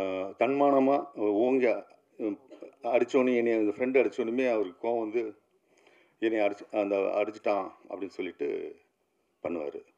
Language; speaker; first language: Tamil; native; Tamil